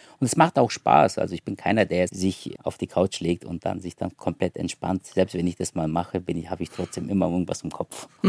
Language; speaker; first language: German; early bilingual, other home language; Turkish